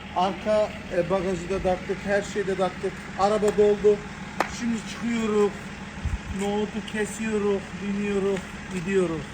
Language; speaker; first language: Turkish; early bilingual, heritage; Turkish